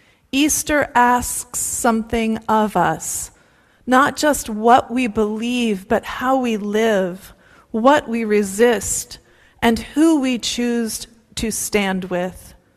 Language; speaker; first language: English; native; English